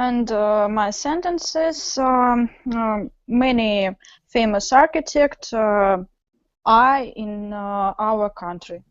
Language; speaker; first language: English; non-native, learner; Russian